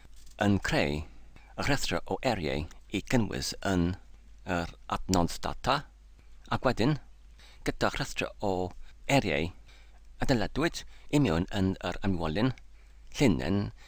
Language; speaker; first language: Welsh; non-native, learner; English